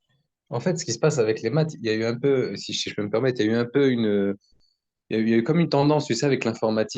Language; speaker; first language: French; native; French